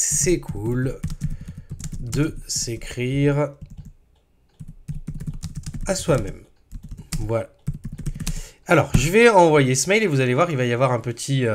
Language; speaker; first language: French; native; French